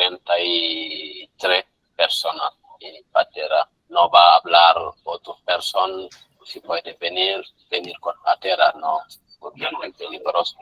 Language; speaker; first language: Spanish; non-native, learner; Wolof